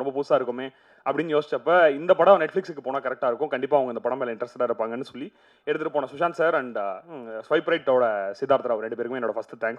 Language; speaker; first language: Tamil; native; Tamil